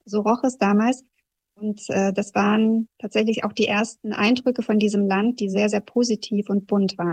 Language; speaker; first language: German; early bilingual, other home language; Russian